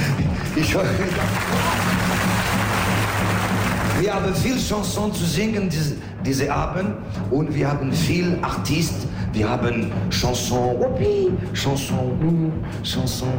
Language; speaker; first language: German; non-native, learner; French